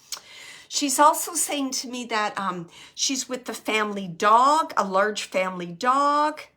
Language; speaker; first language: English; native; English